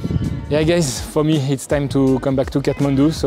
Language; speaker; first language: English; non-native, fluent; French